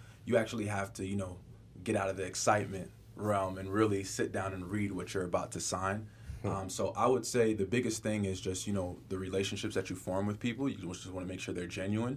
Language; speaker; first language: English; native; English